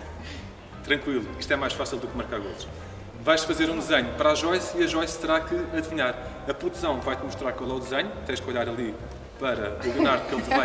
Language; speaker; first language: Portuguese; native; Portuguese